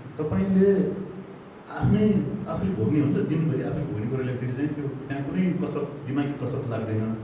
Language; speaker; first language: Nepali; non-native, local second language; Gurung